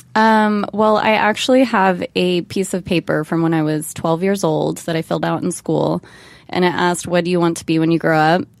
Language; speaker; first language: English; native; English